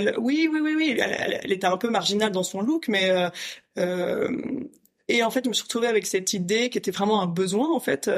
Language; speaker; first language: French; native; French